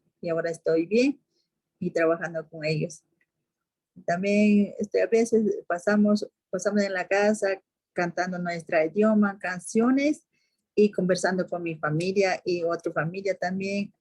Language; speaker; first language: Spanish; non-native, local second language; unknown